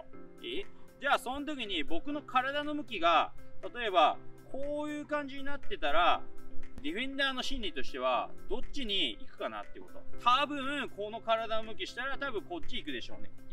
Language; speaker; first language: Japanese; native; Japanese